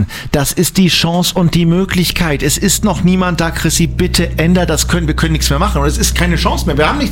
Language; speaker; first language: German; native; German